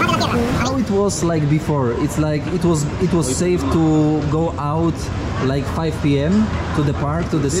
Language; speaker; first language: English; non-native, learner; Polish